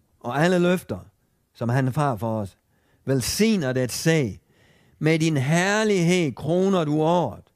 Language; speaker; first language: Danish; native; Danish